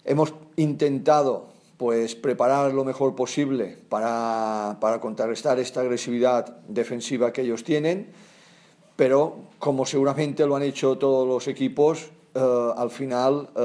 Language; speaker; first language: Spanish; non-native, local second language; Catalan